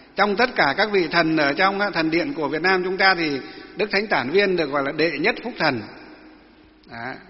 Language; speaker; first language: Vietnamese; non-native, local second language; Muong